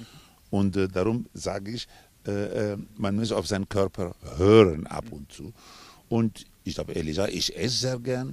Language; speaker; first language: German; non-native, fluent; Spanish